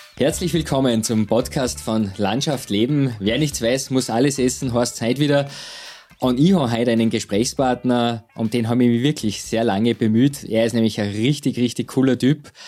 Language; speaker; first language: German; native; German